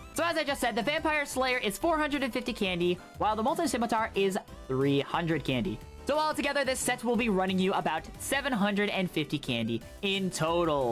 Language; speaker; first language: English; native; English